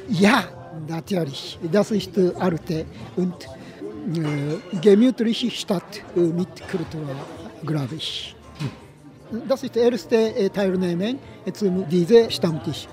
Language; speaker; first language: German; non-native, learner; Japanese